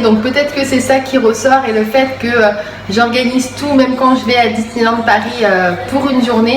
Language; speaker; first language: French; native; French